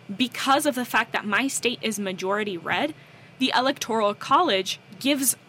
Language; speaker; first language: English; native; English